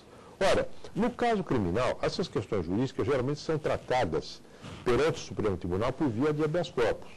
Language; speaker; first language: Portuguese; native; Portuguese